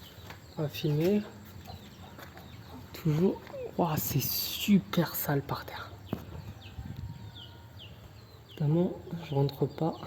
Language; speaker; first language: French; native; French